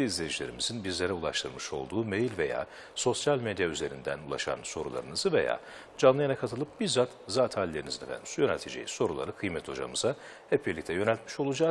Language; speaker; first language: Turkish; native; Turkish